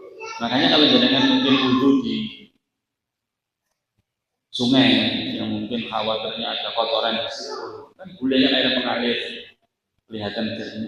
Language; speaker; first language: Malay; non-native, local second language; Javanese